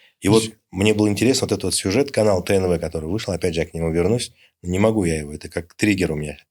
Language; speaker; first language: Russian; native; Russian